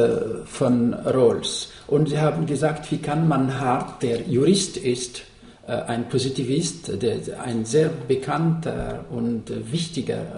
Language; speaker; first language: German; non-native, fluent; Arabic